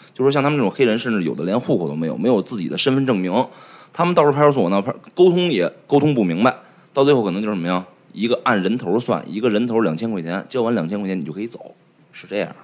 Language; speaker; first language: Chinese; native; Chinese